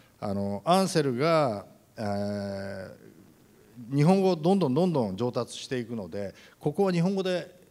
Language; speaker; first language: Japanese; native; Japanese